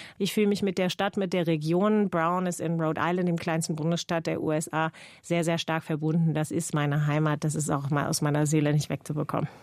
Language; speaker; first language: German; non-native, fluent; English